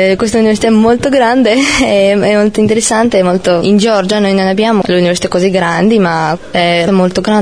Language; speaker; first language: Italian; non-native, learner; Georgian